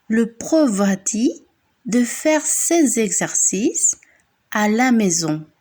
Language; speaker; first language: French; non-native, fluent; Spanish